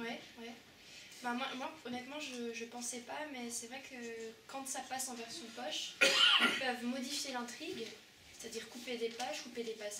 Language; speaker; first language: French; native; French